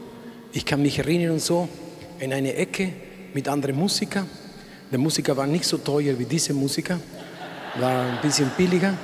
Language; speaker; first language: German; non-native, learner; Spanish